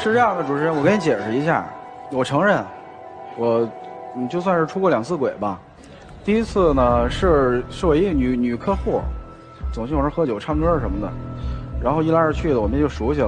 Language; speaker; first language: Chinese; native; Chinese